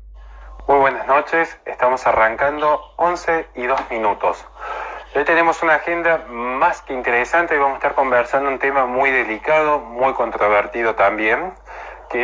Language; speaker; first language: Spanish; native; Spanish